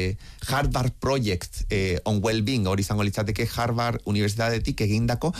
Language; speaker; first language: Basque; native; Basque